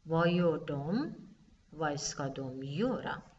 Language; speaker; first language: Swedish; non-native, fluent; Persian